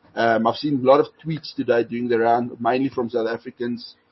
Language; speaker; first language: English; non-native, local second language; Afrikaans